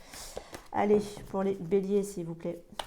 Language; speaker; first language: French; native; French